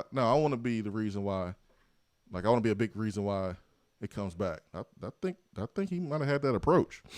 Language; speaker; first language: English; native; English